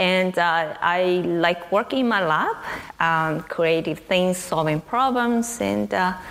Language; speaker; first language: English; non-native, fluent; Chinese